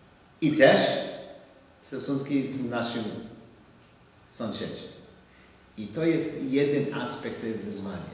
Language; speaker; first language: Polish; non-native, learner; English